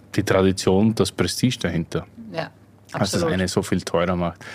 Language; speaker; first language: German; native; German